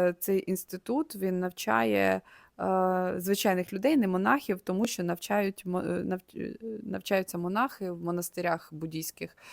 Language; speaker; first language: Ukrainian; native; Ukrainian